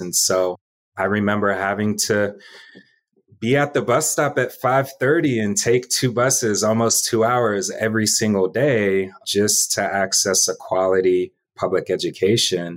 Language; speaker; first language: English; native; English